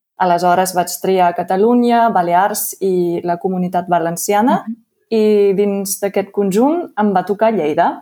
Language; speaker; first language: Catalan; non-native, fluent; German